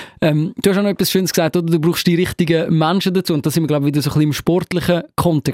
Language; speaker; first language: German; native; German